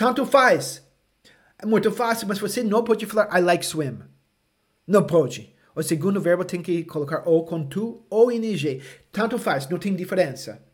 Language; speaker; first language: Portuguese; non-native, fluent; English